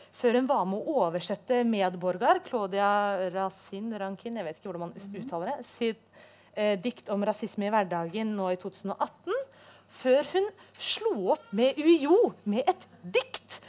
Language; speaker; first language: Norwegian; native; Norwegian